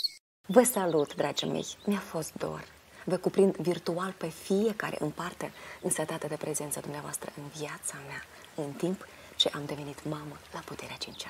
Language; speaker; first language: Romanian; native; Romanian